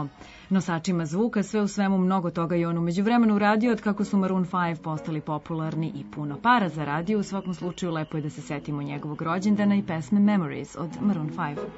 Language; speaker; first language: Serbian; native; Serbian